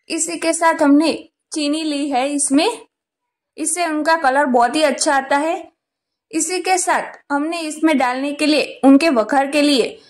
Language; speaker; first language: Hindi; non-native, local second language; Gujarati